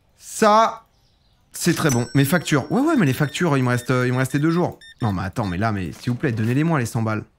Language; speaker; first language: French; native; French